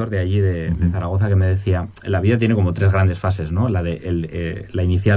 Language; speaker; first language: Spanish; native; Spanish